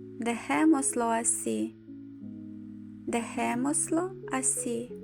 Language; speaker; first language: Spanish; non-native, fluent; Ukrainian